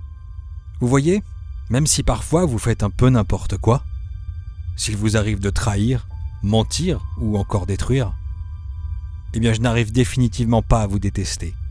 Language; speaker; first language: French; native; French